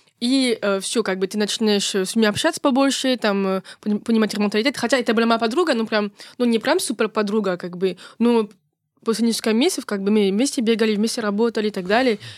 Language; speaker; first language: Russian; non-native, fluent; French